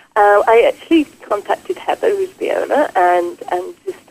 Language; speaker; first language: English; native; English